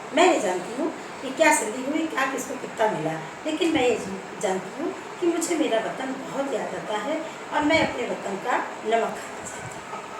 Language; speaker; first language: Hindi; native; Hindi